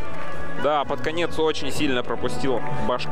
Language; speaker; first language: Russian; native; Russian